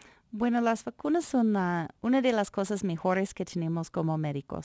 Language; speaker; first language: Spanish; non-native, fluent; English